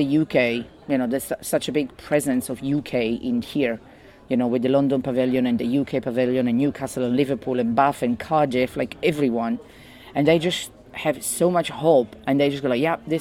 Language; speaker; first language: English; non-native, fluent; Italian